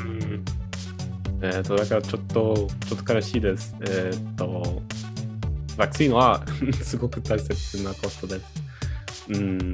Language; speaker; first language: Japanese; non-native, learner; German